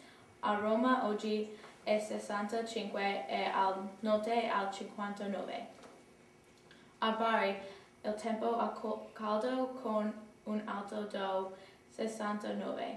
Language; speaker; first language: Italian; non-native, learner; English